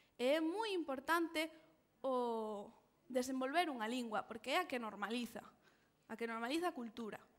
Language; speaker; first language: Galician; non-native, local second language; Spanish